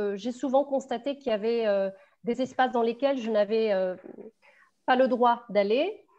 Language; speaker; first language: French; native; French